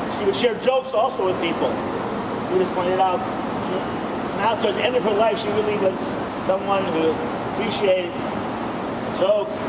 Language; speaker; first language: English; native; English